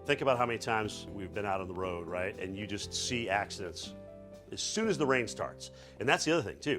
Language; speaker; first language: English; native; English